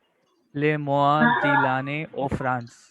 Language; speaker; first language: French; non-native, learner; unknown